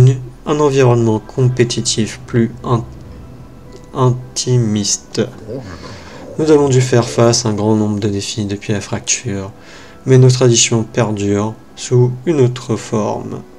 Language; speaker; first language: French; native; French